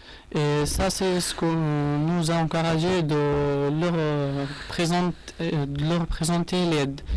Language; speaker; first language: French; non-native, learner; Arabic